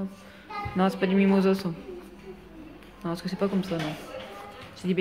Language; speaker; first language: French; native; French